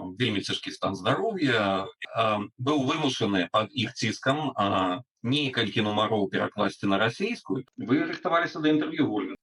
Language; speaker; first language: Belarusian; non-native, local second language; Russian